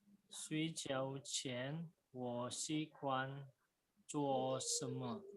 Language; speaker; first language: Chinese; non-native, learner; Indonesian